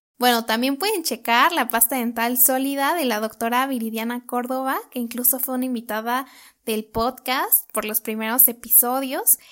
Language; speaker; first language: Spanish; native; Spanish